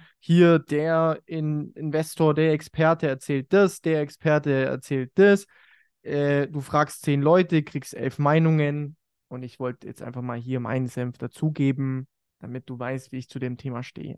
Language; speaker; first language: German; native; German